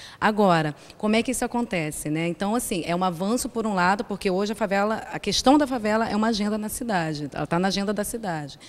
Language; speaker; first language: Portuguese; native; Portuguese